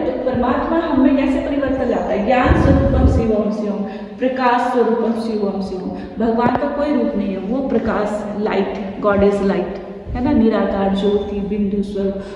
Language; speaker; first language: Hindi; native; Hindi